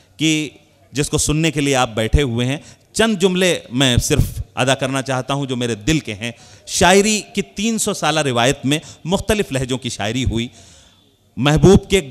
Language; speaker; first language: Urdu; native; Urdu